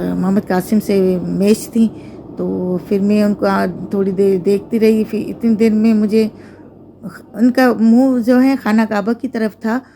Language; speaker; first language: Urdu; native; Urdu